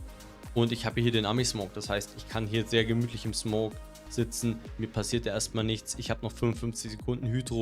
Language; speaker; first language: German; native; German